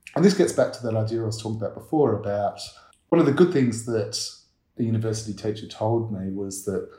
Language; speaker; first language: English; native; English